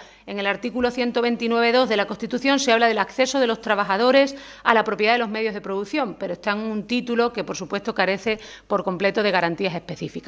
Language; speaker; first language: Spanish; native; Spanish